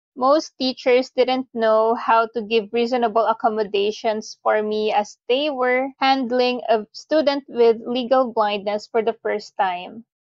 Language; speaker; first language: English; non-native, local second language; Filipino